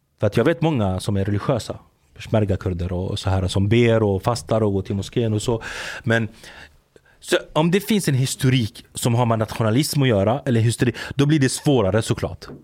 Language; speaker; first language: Swedish; early bilingual, other home language; Arabic